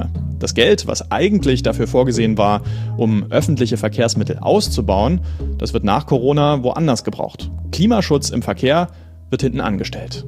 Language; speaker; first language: German; native; German